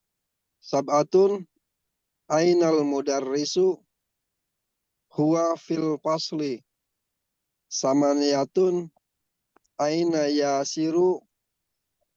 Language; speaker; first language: Arabic; non-native, learner; Indonesian